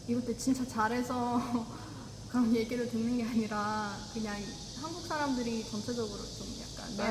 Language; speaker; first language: Korean; non-native, fluent; Ukrainian